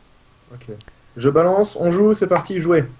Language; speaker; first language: French; native; French